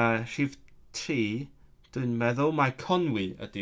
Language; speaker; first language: Welsh; non-native, learner; Cantonese